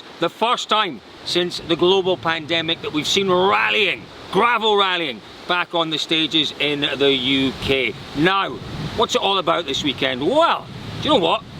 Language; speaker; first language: English; native; English